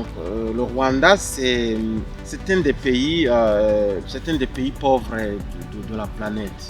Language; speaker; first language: French; non-native, local second language; Kinyarwanda